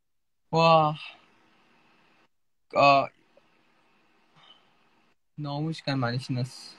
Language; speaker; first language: Korean; non-native, fluent; Thai